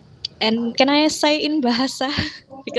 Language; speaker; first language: English; non-native, learner; Indonesian